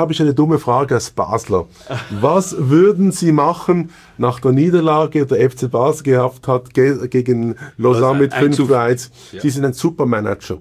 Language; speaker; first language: German; native; German